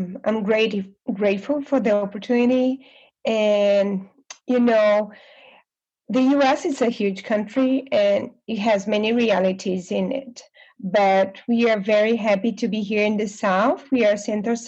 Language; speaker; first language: English; non-native, fluent; Portuguese